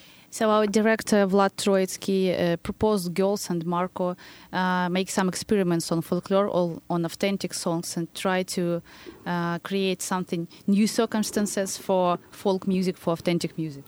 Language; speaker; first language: English; non-native, fluent; Ukrainian